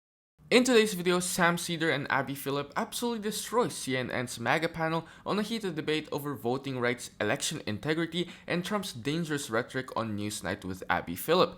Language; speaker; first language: English; native; English